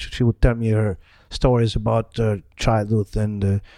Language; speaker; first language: English; non-native, fluent; Italian